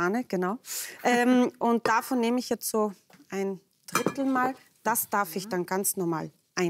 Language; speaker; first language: German; native; German